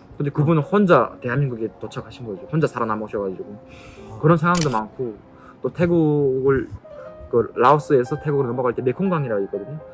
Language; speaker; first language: Korean; native; Korean